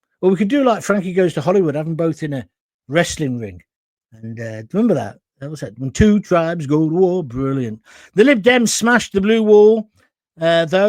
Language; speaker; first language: English; native; English